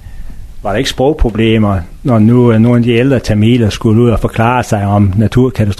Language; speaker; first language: Danish; native; Danish